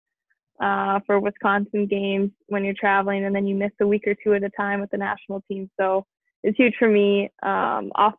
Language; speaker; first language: English; native; English